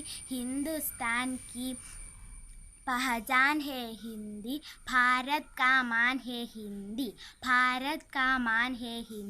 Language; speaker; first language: Hindi; non-native, local second language; Malayalam